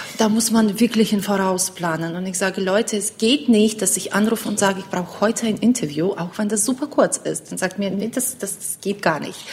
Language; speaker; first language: German; non-native, fluent; Ukrainian